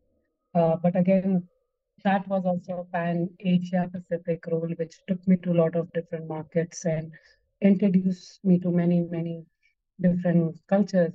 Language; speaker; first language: English; non-native, local second language; Gujarati